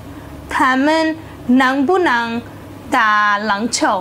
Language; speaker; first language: Chinese; non-native, learner; Portuguese